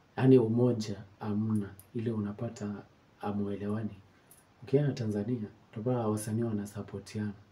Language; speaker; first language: Swahili; non-native, local second language; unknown